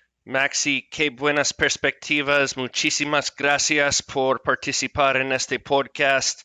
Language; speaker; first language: Spanish; non-native, fluent; English